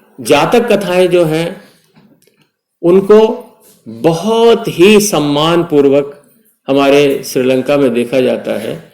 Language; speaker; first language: Hindi; native; Hindi